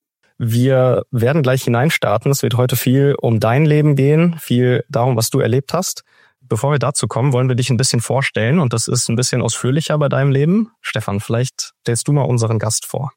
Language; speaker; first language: German; native; German